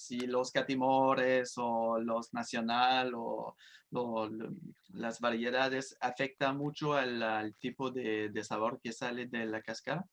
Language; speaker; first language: Spanish; non-native, fluent; French